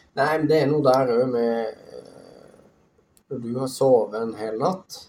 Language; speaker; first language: Norwegian; native; Norwegian